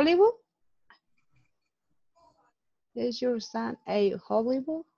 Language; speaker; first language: English; non-native, learner; Spanish